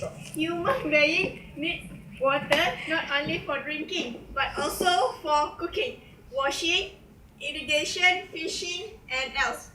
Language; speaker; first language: English; non-native, learner; Malay